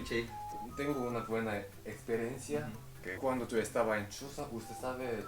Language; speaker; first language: Spanish; non-native, fluent; Korean